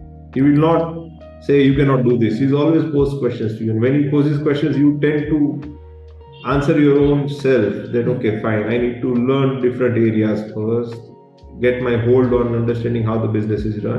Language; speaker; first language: English; non-native, local second language; Gujarati